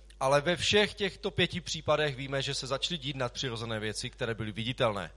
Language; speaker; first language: Czech; native; Czech